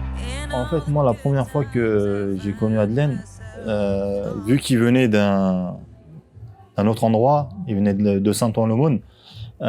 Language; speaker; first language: French; native; French